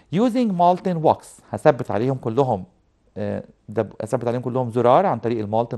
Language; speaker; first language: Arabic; native; Arabic